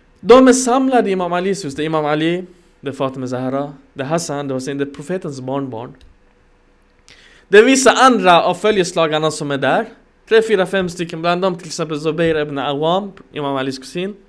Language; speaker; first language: Swedish; non-native, fluent; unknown